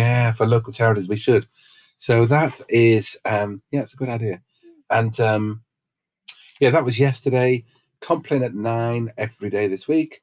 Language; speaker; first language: English; native; English